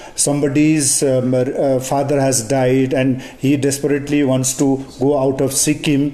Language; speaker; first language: English; non-native, local second language; Nepali